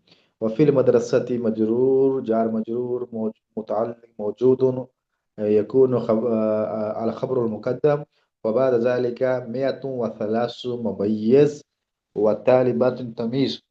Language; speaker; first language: Arabic; non-native, learner; Urdu